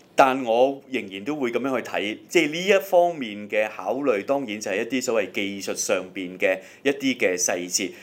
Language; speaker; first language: Cantonese; native; Cantonese